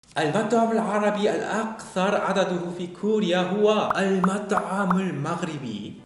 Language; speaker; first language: Arabic; non-native, fluent; Korean